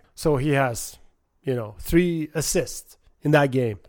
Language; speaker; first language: English; non-native, fluent; Persian